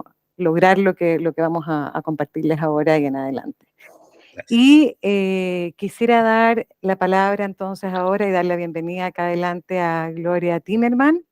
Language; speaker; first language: Spanish; native; Spanish